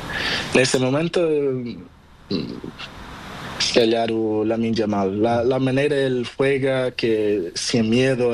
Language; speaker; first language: Spanish; non-native, learner; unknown